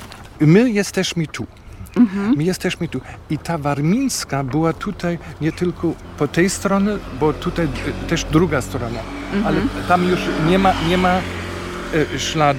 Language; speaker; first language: Polish; non-native, fluent; German